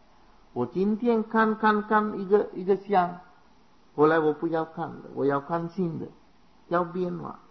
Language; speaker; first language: Chinese; non-native, fluent; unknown